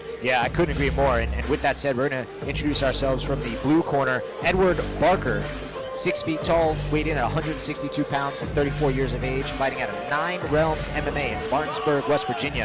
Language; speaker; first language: English; native; English